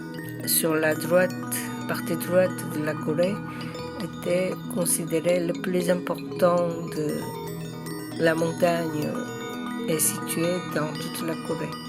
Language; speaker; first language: French; non-native, learner; Korean